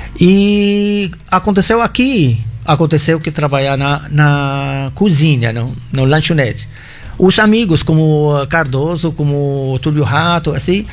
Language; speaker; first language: Portuguese; non-native, fluent; Arabic